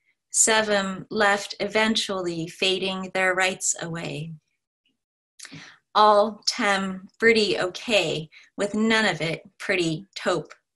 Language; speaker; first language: English; native; English